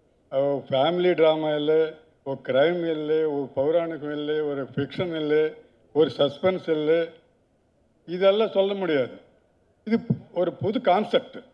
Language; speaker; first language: Tamil; non-native, learner; Telugu